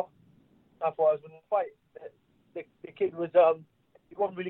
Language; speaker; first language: English; native; English